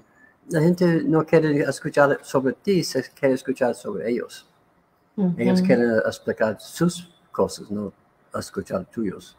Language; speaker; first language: Spanish; non-native, learner; English